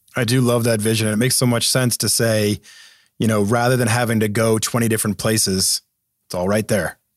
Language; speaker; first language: English; native; English